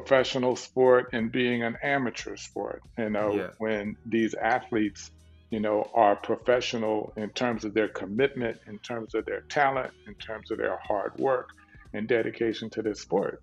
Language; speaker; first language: English; native; English